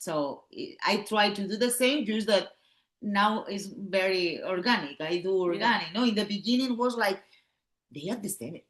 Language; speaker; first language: English; non-native, learner; Catalan